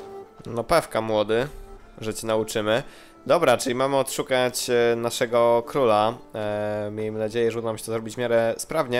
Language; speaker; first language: Polish; native; Polish